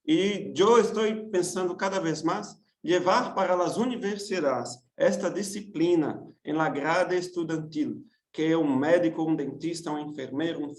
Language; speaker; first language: Spanish; non-native, fluent; Portuguese